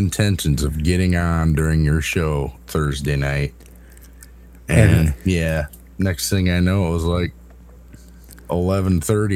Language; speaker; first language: English; native; English